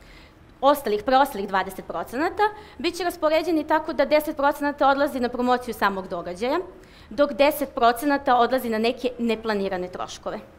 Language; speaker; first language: Serbian; native; Serbian